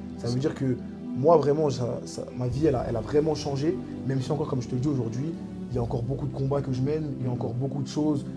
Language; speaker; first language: French; early bilingual, other home language; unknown